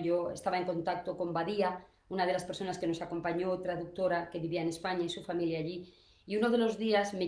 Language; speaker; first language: Spanish; native; Spanish